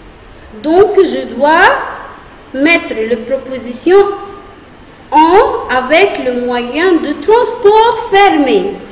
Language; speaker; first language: French; non-native, fluent; Arabic